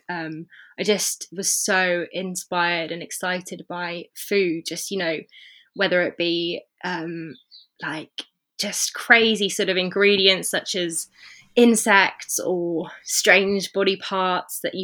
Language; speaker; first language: English; native; English